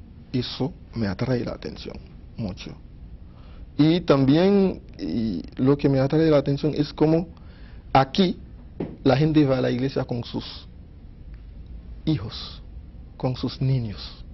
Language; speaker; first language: Spanish; non-native, fluent; Haitian Creole